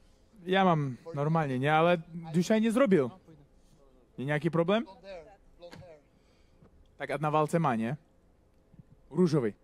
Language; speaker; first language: Polish; non-native, learner; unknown